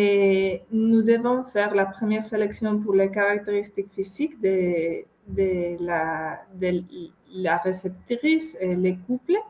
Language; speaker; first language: French; non-native, fluent; Spanish